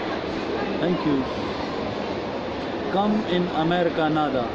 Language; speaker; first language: English; non-native, fluent; Pashto